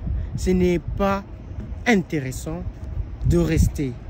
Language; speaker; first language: French; non-native, local second language; Lingala